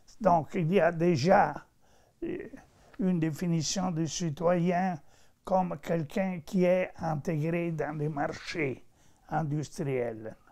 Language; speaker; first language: French; non-native, fluent; Italian